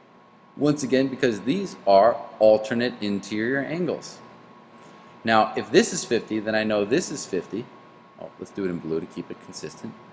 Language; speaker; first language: English; native; English